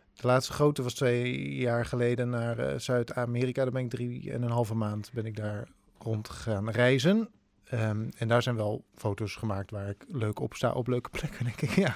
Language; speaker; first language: Dutch; native; Dutch